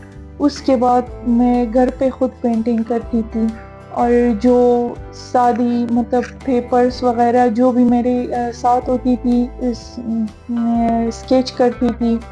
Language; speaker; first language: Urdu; non-native, fluent; Persian